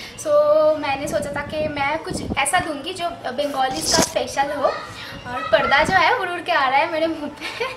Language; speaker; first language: Hindi; non-native, local second language; Bangla